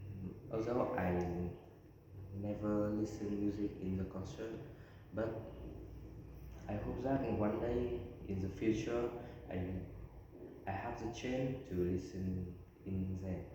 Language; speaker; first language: English; non-native, learner; Vietnamese